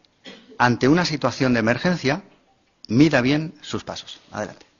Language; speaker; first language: Spanish; native; Spanish